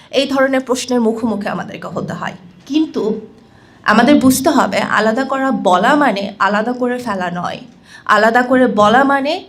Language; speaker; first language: Bangla; non-native, local second language; Chakma